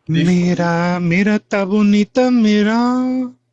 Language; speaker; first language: Spanish; early bilingual, heritage; English